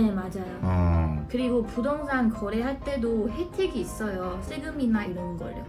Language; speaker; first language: Korean; non-native, fluent; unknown